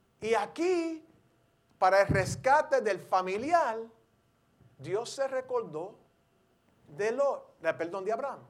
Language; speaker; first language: Spanish; early bilingual, heritage; Spanish